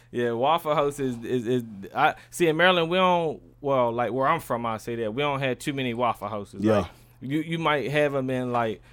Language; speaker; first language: English; native; English